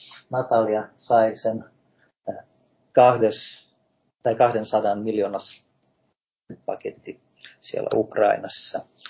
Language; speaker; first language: Finnish; non-native, fluent; Russian